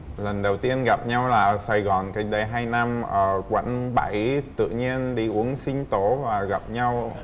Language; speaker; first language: Vietnamese; non-native, fluent; Czech